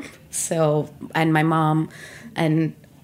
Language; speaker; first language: English; non-native, local second language; Telugu